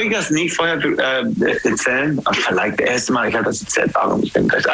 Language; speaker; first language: German; non-native, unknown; English